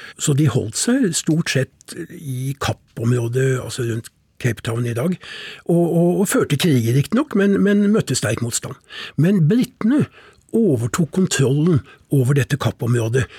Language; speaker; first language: Norwegian; native; Norwegian